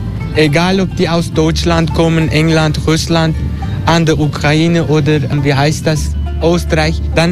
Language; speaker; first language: German; non-native, learner; Turkish